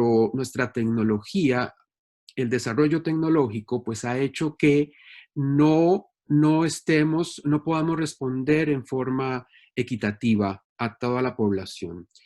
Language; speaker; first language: Spanish; native; Spanish